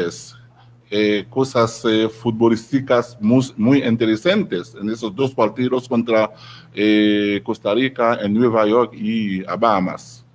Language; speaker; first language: Spanish; non-native, learner; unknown